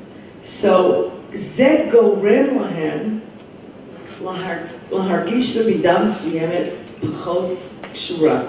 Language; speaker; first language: Hebrew; non-native, fluent; English